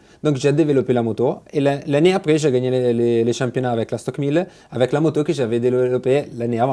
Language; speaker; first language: French; non-native, fluent; Italian